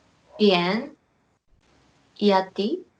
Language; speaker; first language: Spanish; non-native, learner; Korean